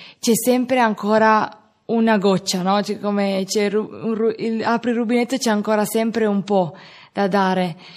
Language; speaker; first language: Italian; native; Italian